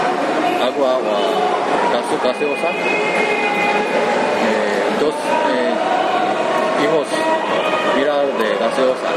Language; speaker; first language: Spanish; non-native, learner; Japanese